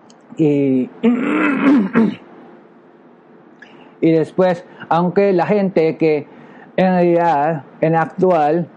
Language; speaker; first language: Spanish; non-native, learner; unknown